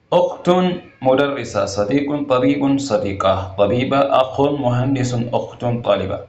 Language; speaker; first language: Arabic; non-native, fluent; Hausa